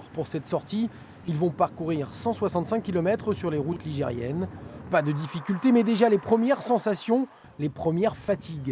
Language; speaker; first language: French; native; French